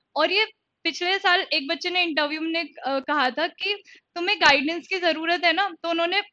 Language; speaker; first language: Hindi; native; Hindi